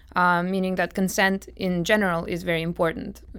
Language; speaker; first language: English; non-native, fluent; Russian